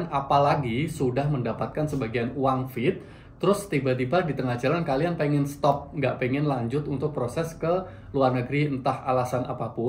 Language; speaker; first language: Indonesian; native; Indonesian